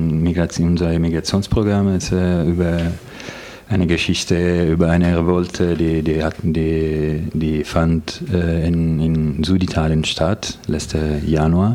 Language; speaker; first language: German; non-native, fluent; Italian